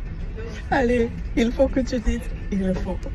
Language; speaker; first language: French; non-native, learner; Croatian